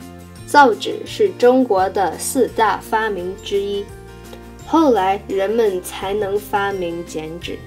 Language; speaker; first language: Chinese; non-native, learner; English